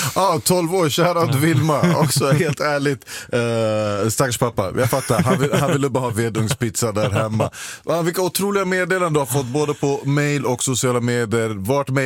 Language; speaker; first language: Swedish; native; Swedish